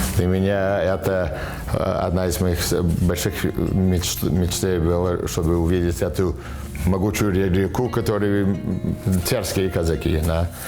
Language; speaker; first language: Russian; early bilingual, heritage; Russian